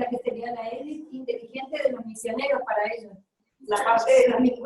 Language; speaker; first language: Spanish; native; Spanish